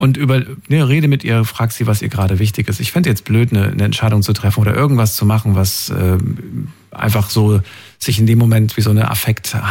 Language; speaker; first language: German; native; German